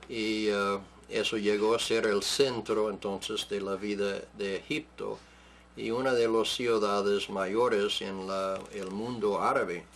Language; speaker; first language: Spanish; non-native, fluent; English